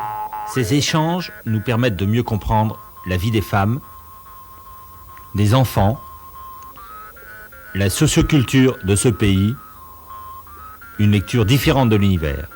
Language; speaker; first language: French; native; French